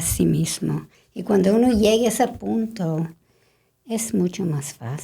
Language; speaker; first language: Spanish; non-native, fluent; English